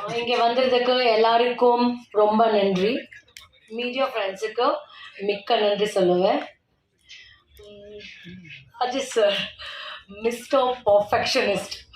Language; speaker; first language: Tamil; non-native, learner; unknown